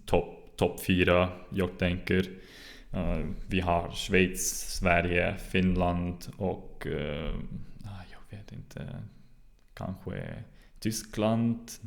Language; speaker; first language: Swedish; non-native, learner; German